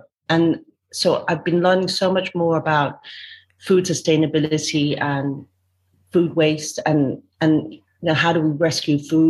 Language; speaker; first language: English; non-native, local second language; Cantonese